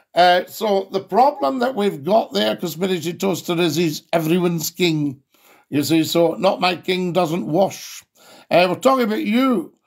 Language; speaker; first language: English; native; English